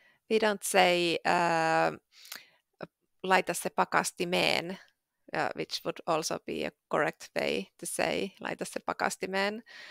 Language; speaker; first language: English; non-native, fluent; Finnish